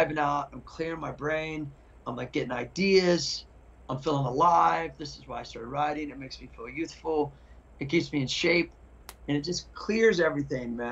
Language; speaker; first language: English; native; English